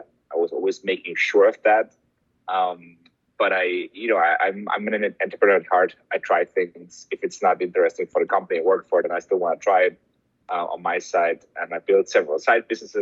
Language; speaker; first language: English; non-native, fluent; German